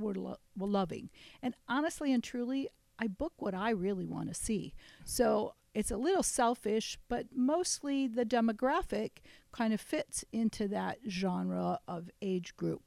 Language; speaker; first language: English; native; English